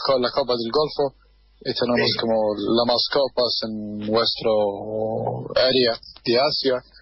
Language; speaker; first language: Spanish; non-native, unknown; Arabic